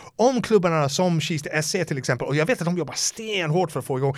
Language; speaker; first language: Swedish; non-native, fluent; English